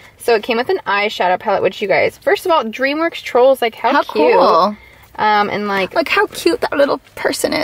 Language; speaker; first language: English; native; English